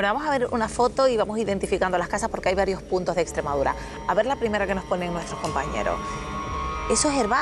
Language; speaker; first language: Spanish; native; Spanish